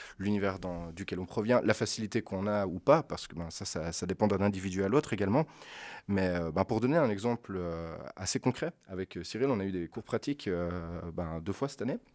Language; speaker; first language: French; native; French